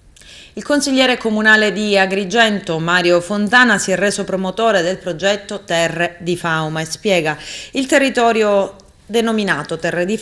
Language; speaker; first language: Italian; native; Italian